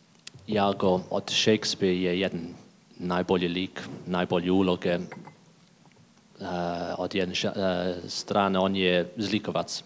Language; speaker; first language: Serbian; non-native, learner; English